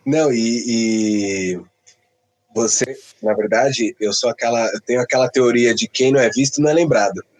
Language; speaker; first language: Portuguese; native; Portuguese